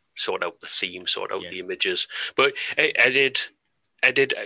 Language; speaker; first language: English; native; English